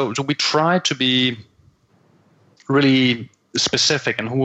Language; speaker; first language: English; non-native, fluent; Danish